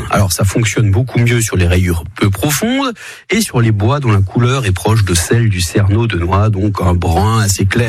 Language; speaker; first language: French; native; French